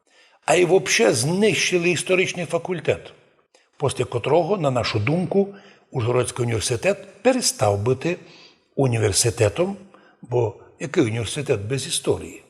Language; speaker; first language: Ukrainian; non-native, local second language; Rusyn